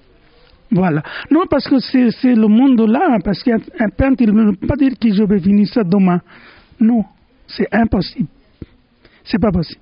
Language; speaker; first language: French; non-native, fluent; Bangla